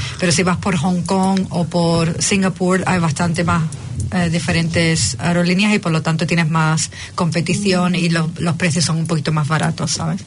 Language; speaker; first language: Spanish; native; Spanish